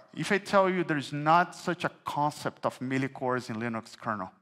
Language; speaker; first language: English; non-native, fluent; Portuguese